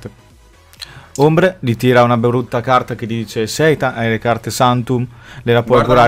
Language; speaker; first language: Italian; native; Italian